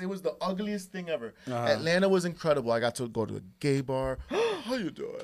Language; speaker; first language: English; early bilingual, other home language; Spanish